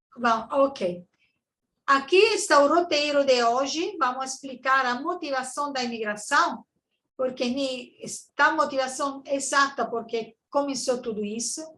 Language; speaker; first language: Portuguese; non-native, learner; Italian